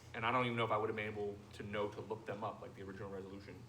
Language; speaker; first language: English; native; English